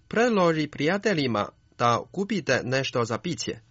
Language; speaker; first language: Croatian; non-native, fluent; Chinese